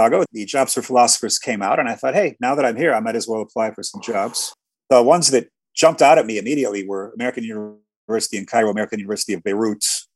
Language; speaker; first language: English; native; English